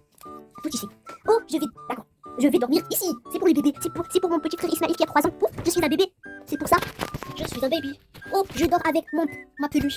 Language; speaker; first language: French; non-native, local second language; Arabic